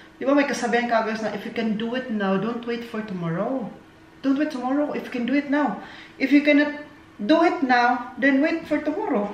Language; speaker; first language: English; non-native, local second language; Filipino